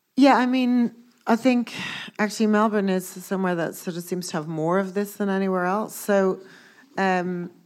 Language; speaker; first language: English; native; English